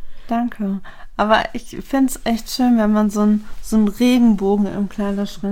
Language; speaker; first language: German; native; German